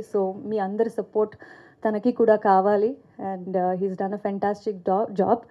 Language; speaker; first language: Telugu; non-native, fluent; Kannada